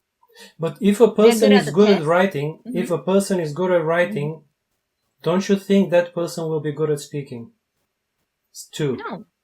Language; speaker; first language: English; non-native, fluent; Bulgarian